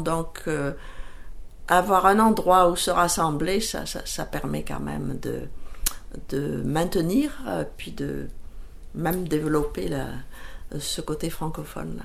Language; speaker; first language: French; native; French